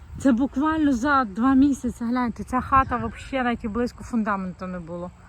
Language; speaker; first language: Ukrainian; native; Ukrainian